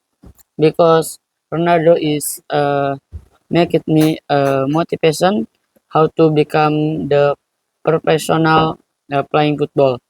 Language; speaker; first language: English; non-native, learner; Indonesian